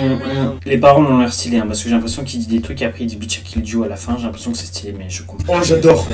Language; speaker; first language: French; native; French